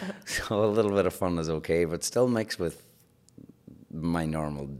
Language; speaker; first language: English; native; English